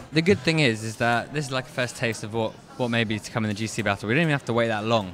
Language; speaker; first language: English; native; English